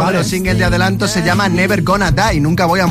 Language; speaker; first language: Spanish; native; Spanish